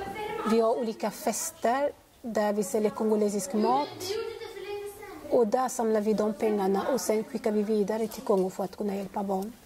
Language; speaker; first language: Swedish; non-native, fluent; Lingala